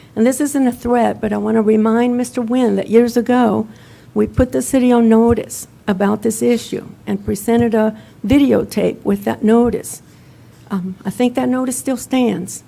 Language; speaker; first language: English; non-native, fluent; Spanish